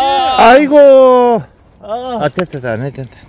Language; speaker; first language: Korean; native; Korean